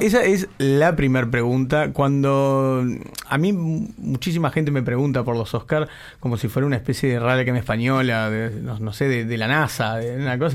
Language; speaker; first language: Spanish; native; Spanish